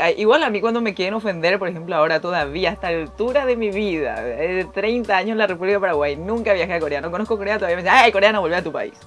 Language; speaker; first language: Spanish; early bilingual, other home language; Korean